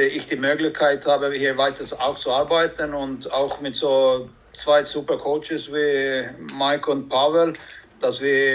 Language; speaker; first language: German; non-native, learner; Swedish